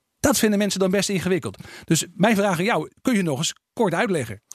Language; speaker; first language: Dutch; native; Dutch